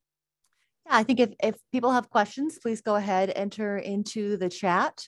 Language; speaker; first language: English; native; English